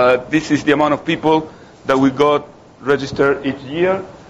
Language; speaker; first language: English; non-native, fluent; Spanish